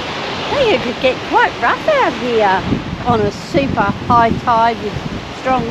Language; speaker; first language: English; native; English